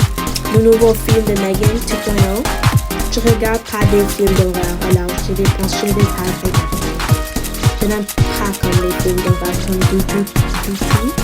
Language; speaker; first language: French; non-native, learner; English